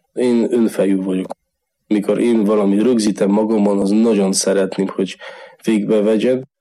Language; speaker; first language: Hungarian; non-native, learner; Polish